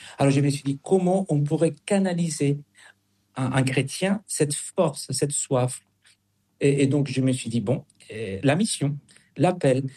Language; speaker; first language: French; non-native, fluent; Spanish